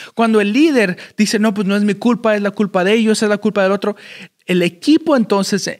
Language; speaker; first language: Spanish; early bilingual, heritage; Spanish